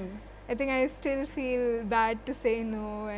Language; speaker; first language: Telugu; non-native, local second language; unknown